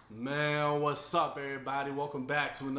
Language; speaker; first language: English; native; English